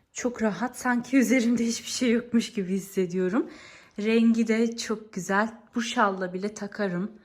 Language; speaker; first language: Turkish; early bilingual, heritage; Turkish